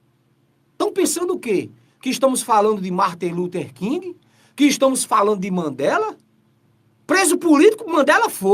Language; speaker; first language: Portuguese; native; Portuguese